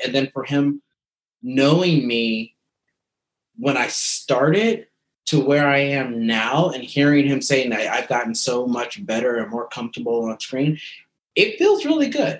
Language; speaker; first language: English; native; English